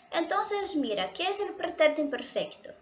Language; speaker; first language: Spanish; non-native, fluent; Portuguese